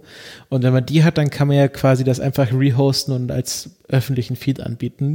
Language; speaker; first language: German; native; German